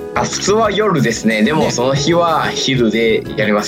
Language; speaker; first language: Japanese; non-native, fluent; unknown